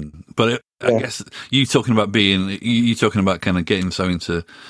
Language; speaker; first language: English; native; English